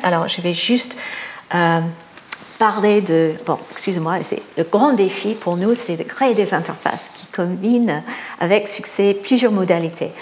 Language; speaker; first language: French; non-native, fluent; English